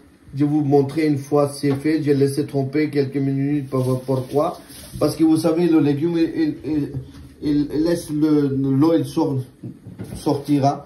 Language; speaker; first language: French; non-native, learner; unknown